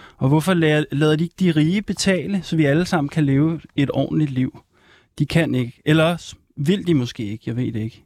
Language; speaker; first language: Danish; native; Danish